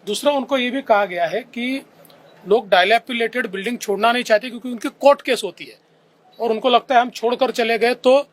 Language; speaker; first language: Hindi; non-native, local second language; Marathi